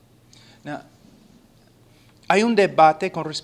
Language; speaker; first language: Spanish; non-native, fluent; English